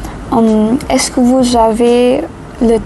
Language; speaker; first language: French; non-native, learner; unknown